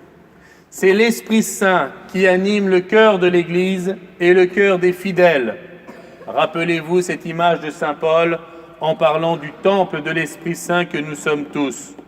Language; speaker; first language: French; native; French